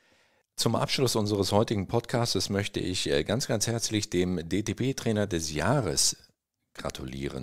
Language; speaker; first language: German; native; German